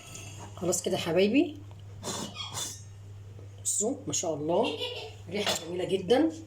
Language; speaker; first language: Arabic; native; Arabic